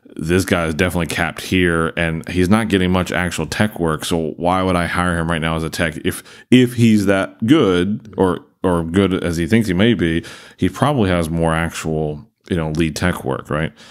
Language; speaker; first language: English; native; English